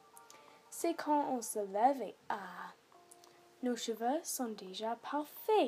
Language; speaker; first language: French; non-native, local second language; English